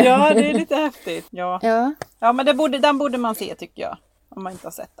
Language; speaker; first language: Swedish; native; Swedish